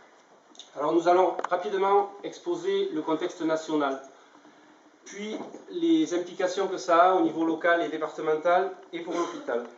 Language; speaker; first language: French; native; French